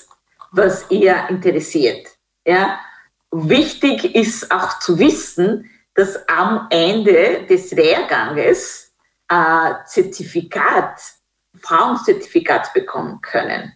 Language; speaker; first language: German; non-native, fluent; Kinyarwanda